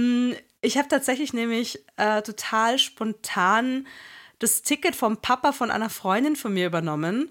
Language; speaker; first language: German; native; German